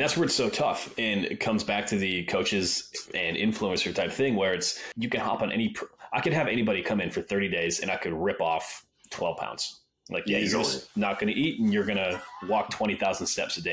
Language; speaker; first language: English; native; English